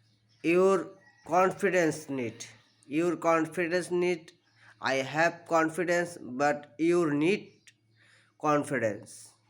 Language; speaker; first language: English; non-native, learner; Bangla